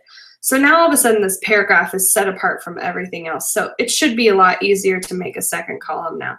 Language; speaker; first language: English; native; English